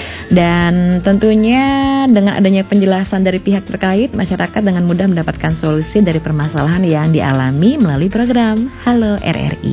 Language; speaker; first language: Indonesian; native; Indonesian